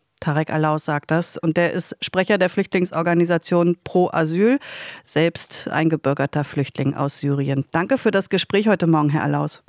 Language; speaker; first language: German; native; German